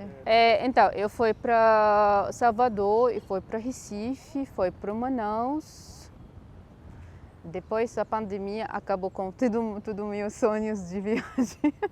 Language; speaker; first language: Portuguese; non-native, fluent; Arabic